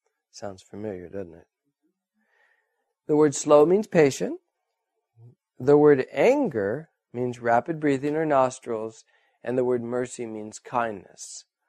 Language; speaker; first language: English; native; English